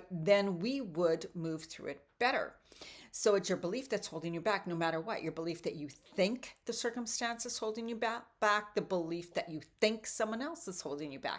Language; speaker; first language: English; native; English